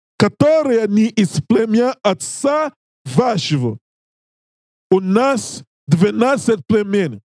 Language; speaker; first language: Russian; non-native, learner; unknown